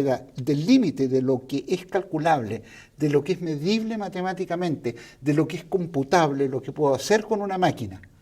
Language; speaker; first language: Spanish; native; Spanish